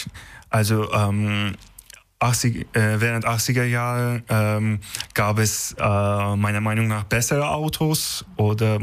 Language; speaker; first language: German; non-native, learner; Turkish